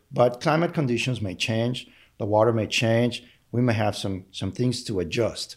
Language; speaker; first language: English; non-native, fluent; Spanish